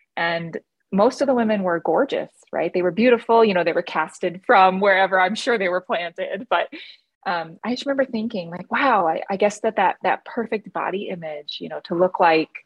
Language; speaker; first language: English; native; English